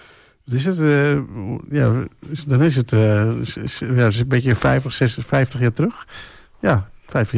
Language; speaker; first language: Dutch; native; Dutch